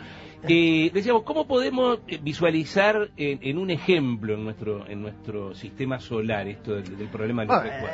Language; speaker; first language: Spanish; native; Spanish